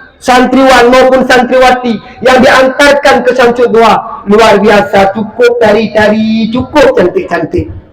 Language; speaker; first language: Malay; non-native, local second language; Achinese